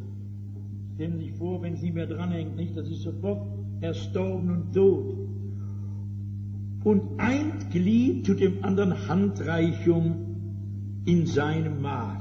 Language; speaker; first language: German; native; German